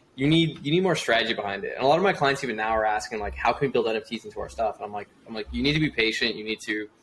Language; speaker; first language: English; native; English